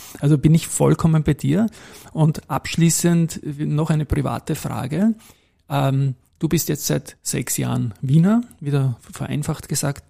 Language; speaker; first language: German; native; German